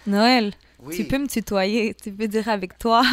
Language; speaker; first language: French; native; French